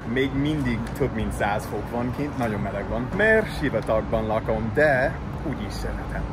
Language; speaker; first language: Hungarian; non-native, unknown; English